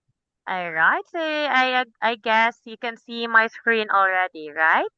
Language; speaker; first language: English; non-native, local second language; Cebuano